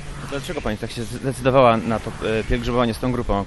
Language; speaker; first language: Polish; native; Polish